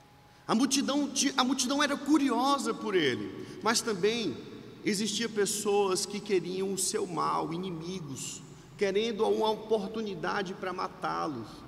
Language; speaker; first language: Portuguese; native; Portuguese